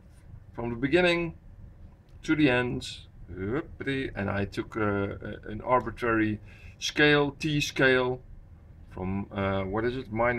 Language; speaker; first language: English; non-native, fluent; Dutch